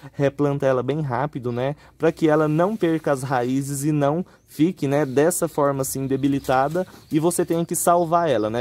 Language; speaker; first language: Portuguese; native; Portuguese